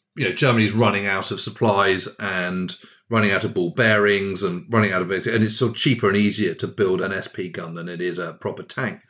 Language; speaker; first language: English; native; English